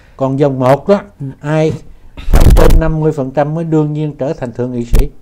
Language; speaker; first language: Vietnamese; native; Vietnamese